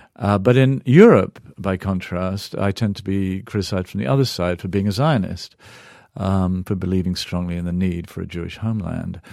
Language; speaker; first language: English; native; English